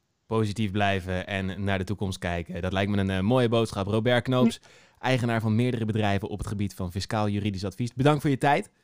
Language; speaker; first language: Dutch; native; Dutch